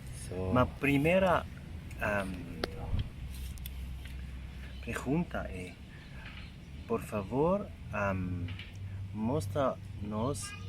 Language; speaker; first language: Spanish; non-native, learner; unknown